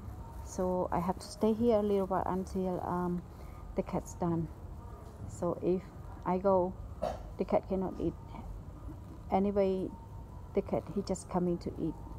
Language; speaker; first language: English; non-native, learner; Khmer